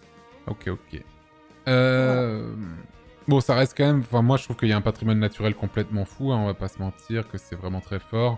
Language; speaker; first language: French; native; French